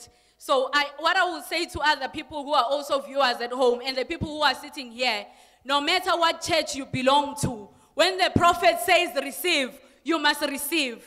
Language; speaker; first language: English; non-native, local second language; Zulu